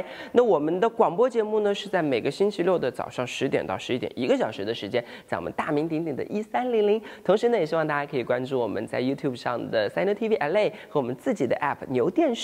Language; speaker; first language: Chinese; native; Chinese